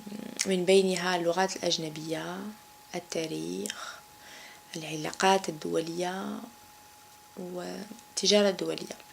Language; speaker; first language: Arabic; non-native, local second language; Kabyle